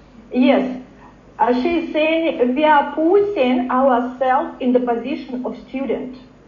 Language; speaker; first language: English; non-native, learner; Russian